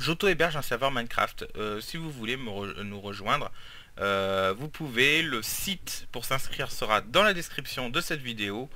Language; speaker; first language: French; native; French